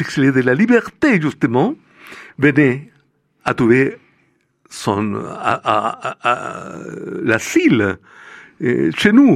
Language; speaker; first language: French; non-native, fluent; Spanish